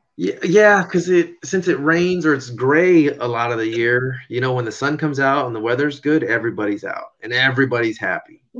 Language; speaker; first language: English; native; English